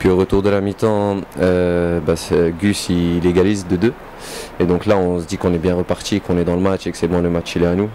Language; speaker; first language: French; native; French